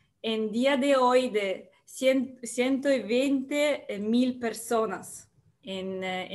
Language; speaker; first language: Spanish; non-native, learner; Russian